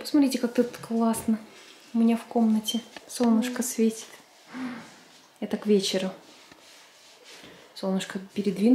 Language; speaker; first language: Russian; native; Russian